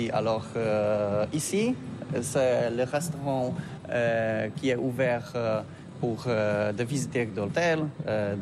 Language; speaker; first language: French; non-native, learner; Polish